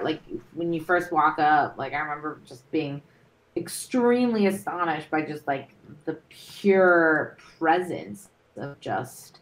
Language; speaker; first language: English; native; English